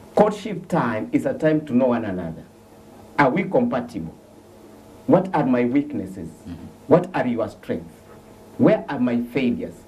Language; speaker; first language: English; non-native, local second language; Swahili